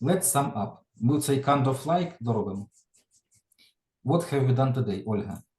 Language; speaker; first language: English; non-native, fluent; Ukrainian